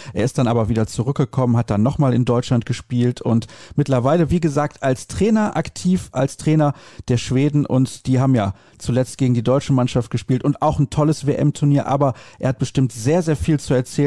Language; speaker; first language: German; native; German